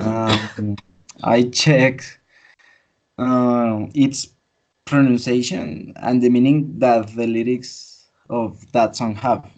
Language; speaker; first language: English; non-native, fluent; Spanish